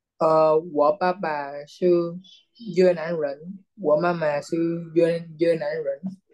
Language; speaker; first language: Chinese; non-native, learner; Vietnamese